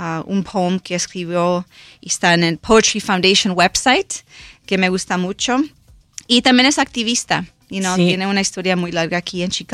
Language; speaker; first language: Spanish; non-native, local second language; English